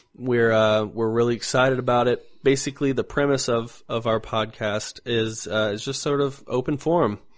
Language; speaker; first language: English; native; English